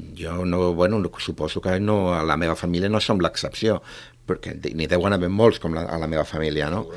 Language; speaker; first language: Catalan; non-native, local second language; Spanish